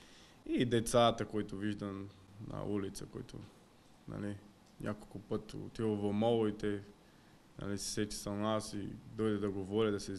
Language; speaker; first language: Bulgarian; non-native, learner; Portuguese